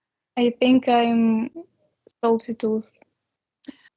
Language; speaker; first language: English; non-native, learner; Russian